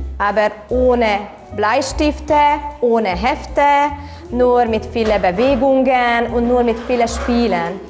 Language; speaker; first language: German; non-native, local second language; Hungarian